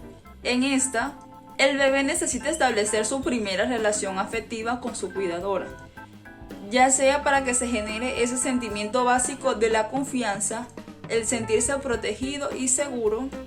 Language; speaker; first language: Spanish; native; Spanish